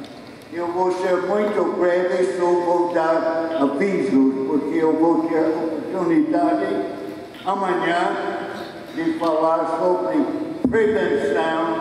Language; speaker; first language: Portuguese; non-native, fluent; English